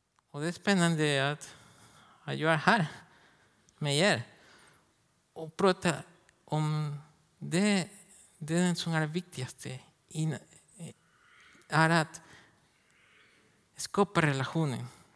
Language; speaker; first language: Swedish; non-native, learner; Spanish